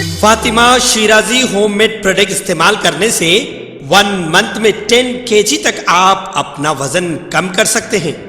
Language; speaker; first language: Urdu; native; Urdu